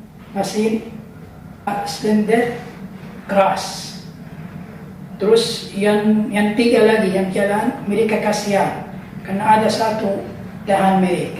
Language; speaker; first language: Indonesian; non-native, learner; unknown